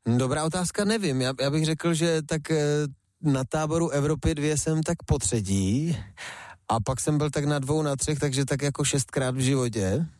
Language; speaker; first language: Czech; early bilingual, other home language; Japanese